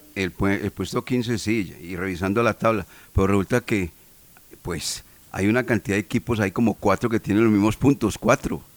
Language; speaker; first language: Spanish; native; Spanish